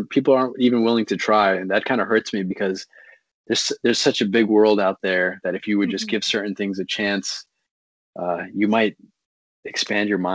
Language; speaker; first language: English; native; English